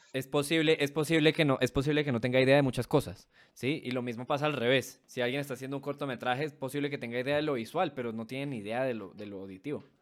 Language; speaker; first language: Spanish; native; Spanish